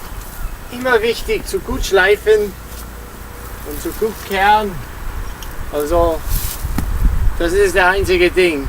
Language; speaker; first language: German; non-native, learner; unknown